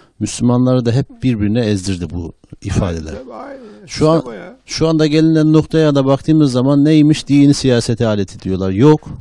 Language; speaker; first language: Turkish; native; Turkish